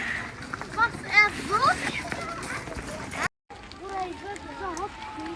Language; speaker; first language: German; early bilingual, other home language; Arabic